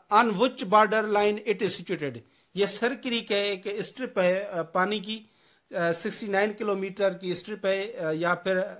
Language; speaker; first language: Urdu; non-native, local second language; Sindhi